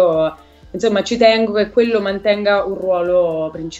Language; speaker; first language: Italian; native; Italian